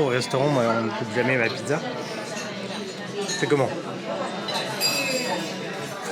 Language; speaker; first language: French; native; French